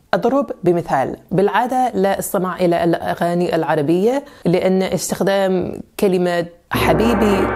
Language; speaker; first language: Arabic; non-native, fluent; French